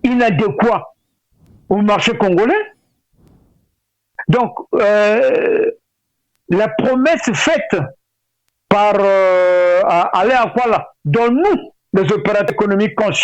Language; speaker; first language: French; non-native, local second language; Lingala